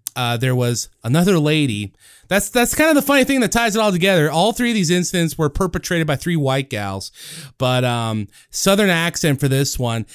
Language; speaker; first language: English; early bilingual, other home language; Spanish